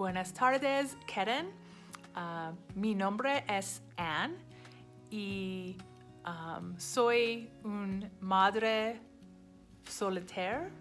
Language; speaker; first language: Spanish; non-native, learner; English